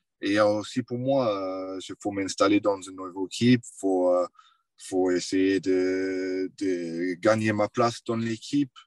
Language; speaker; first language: French; non-native, fluent; English